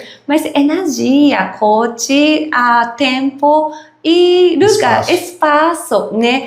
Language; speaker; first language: Portuguese; non-native, learner; Japanese